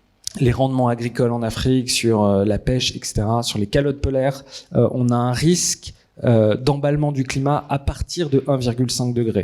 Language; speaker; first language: French; native; French